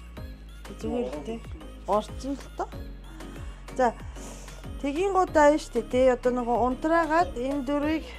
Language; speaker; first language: Mongolian; non-native, fluent; Japanese